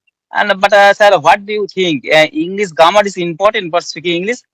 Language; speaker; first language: English; non-native, learner; Bangla